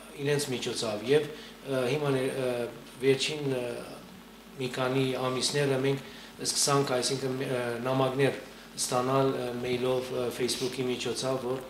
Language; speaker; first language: Armenian; native; Armenian